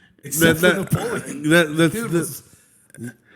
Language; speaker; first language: English; native; English